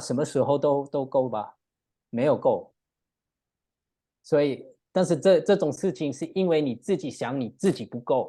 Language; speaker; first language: Chinese; non-native, learner; English